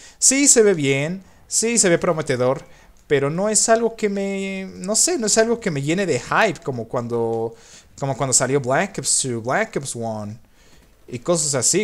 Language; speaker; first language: Spanish; native; Spanish